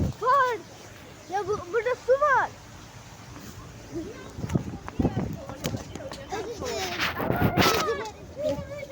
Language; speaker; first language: Turkish; early bilingual, heritage; Turkish